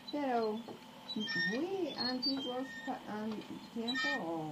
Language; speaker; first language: Spanish; non-native, learner; English